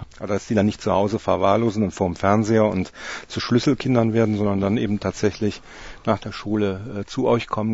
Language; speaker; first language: German; native; German